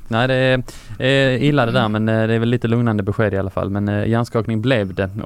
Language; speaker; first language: Swedish; native; Swedish